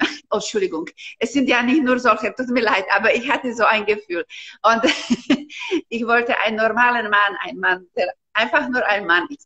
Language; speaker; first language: German; non-native, fluent; Slovak